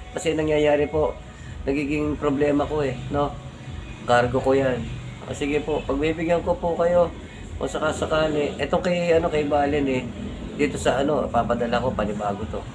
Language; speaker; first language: Filipino; native; Filipino